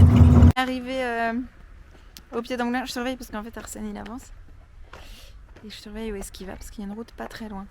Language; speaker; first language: French; native; French